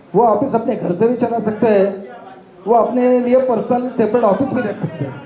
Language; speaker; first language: Hindi; non-native, local second language; Marathi